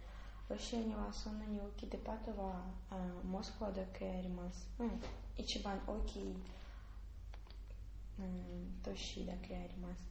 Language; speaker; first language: Japanese; non-native, learner; Russian